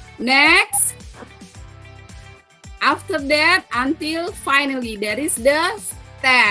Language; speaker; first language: English; non-native, learner; Indonesian